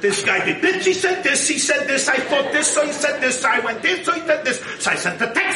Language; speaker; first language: English; native; English